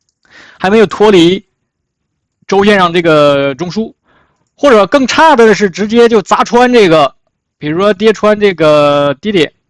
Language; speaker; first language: Chinese; native; Chinese